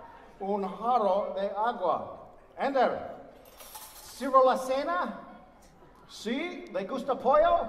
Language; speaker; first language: Spanish; non-native, learner; English